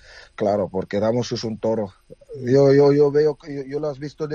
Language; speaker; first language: Spanish; non-native, fluent; Dutch